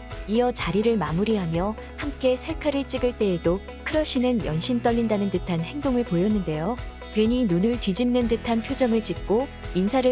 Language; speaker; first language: Korean; native; Korean